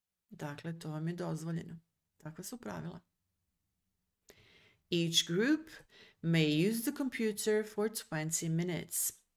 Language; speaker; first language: English; non-native, fluent; Serbian